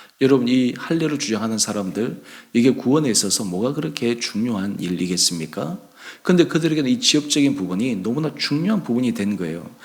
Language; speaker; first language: Korean; native; Korean